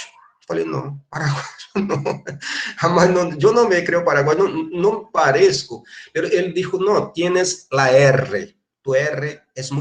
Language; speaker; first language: Spanish; non-native, fluent; Portuguese